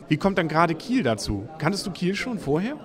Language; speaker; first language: German; native; German